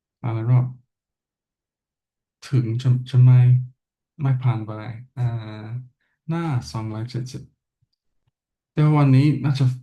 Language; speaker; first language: Thai; non-native, learner; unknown